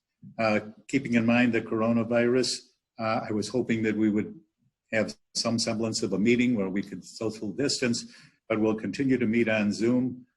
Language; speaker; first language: English; native; English